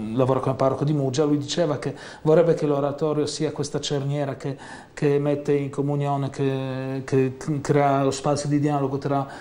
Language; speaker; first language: Italian; non-native, fluent; Polish